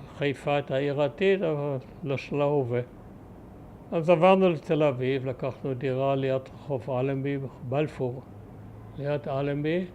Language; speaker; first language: Hebrew; early bilingual, other home language; German